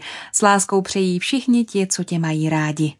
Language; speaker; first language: Czech; native; Czech